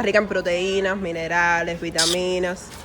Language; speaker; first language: Spanish; native; Spanish